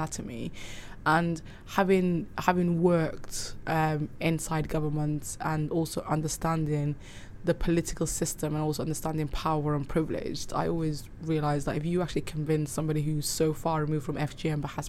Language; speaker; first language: English; native; English